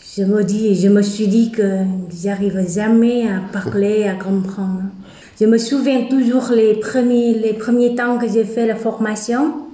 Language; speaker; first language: French; non-native, learner; Vietnamese